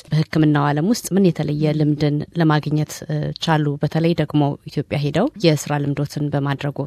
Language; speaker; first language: Amharic; native; Amharic